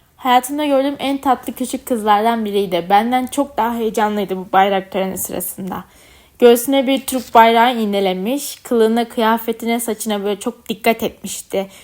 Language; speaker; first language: Turkish; native; Turkish